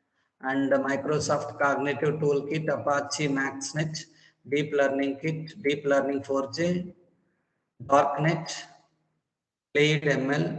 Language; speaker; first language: English; non-native, local second language; Telugu